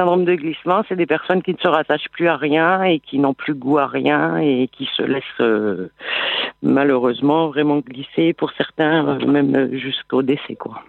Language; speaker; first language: French; native; French